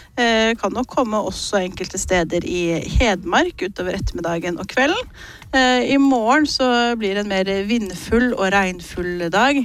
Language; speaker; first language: Norwegian; native; Norwegian